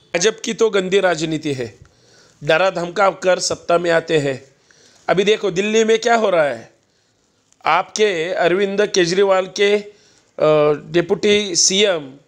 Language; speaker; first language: Hindi; non-native, local second language; Marathi